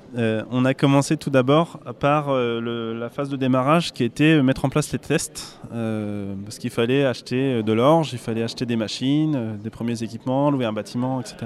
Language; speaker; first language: French; native; French